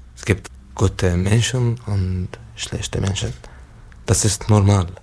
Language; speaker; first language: German; non-native, learner; Arabic